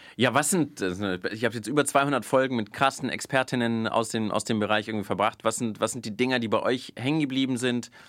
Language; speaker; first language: German; early bilingual, other home language; Russian